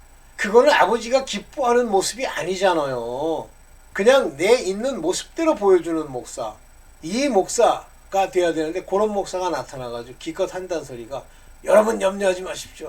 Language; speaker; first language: Korean; native; Korean